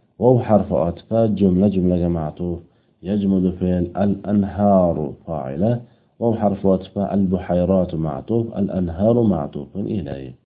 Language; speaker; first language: Arabic; non-native, fluent; Uzbek